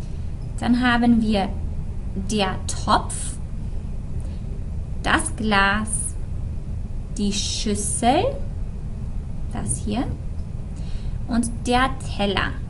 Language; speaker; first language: German; non-native, fluent; English